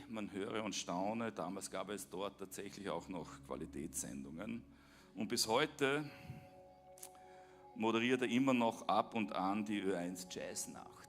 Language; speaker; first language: German; native; German